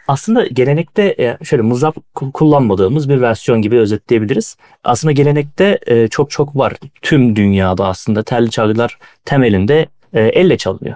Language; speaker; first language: Turkish; native; Turkish